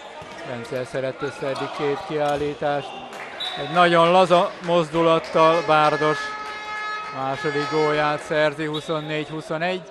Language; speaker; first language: Hungarian; native; Hungarian